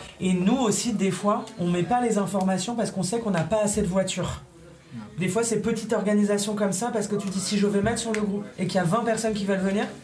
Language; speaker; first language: French; native; French